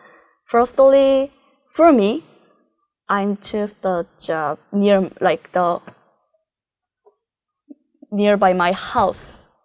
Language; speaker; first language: English; non-native, learner; Korean